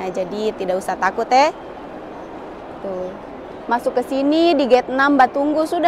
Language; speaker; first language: Indonesian; native; Indonesian